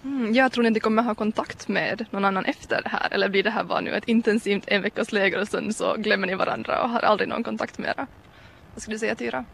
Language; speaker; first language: Swedish; native; Swedish